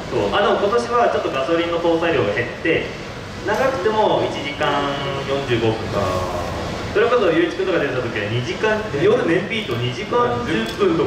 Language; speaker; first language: Japanese; native; Japanese